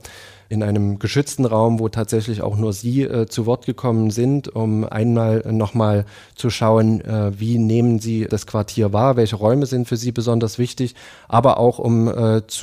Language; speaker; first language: German; native; German